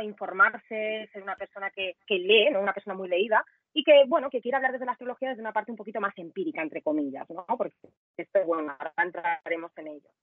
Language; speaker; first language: Spanish; native; Spanish